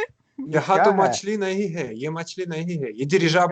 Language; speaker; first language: Hindi; non-native, learner; Russian